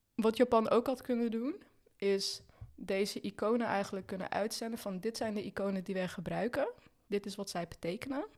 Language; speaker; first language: Dutch; early bilingual, other home language; Arabic